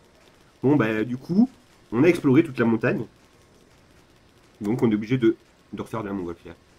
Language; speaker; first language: French; native; French